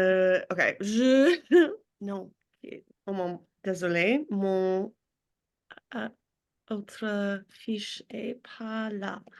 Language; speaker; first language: French; non-native, learner; English